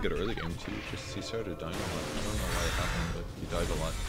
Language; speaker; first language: English; native; English